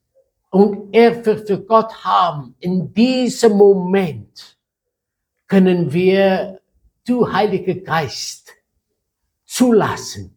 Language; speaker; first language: German; non-native, fluent; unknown